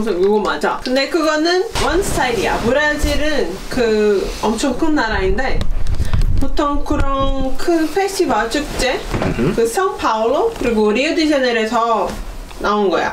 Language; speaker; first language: Korean; non-native, learner; Portuguese